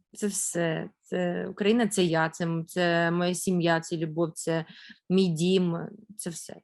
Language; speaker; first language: Ukrainian; non-native, local second language; Russian